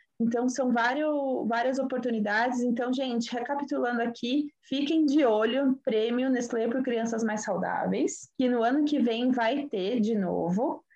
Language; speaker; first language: Portuguese; native; Portuguese